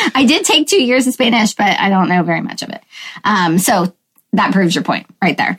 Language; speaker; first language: English; native; English